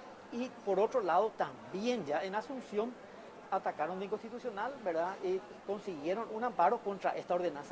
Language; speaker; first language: Spanish; native; Spanish